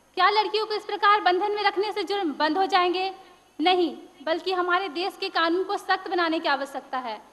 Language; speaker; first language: Hindi; native; Hindi